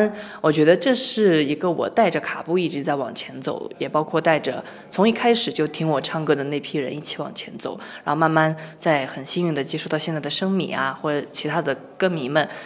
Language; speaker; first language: Chinese; native; Chinese